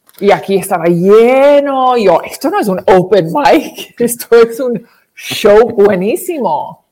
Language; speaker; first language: Spanish; early bilingual, heritage; English